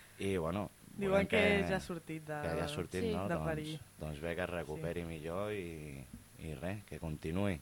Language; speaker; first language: Catalan; non-native, local second language; Spanish